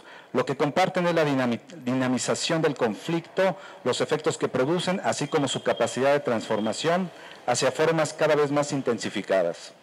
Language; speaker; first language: Spanish; native; Spanish